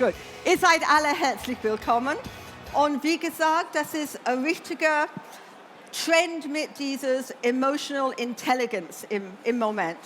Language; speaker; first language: German; non-native, learner; English